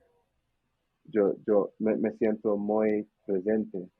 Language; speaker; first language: Spanish; non-native, learner; English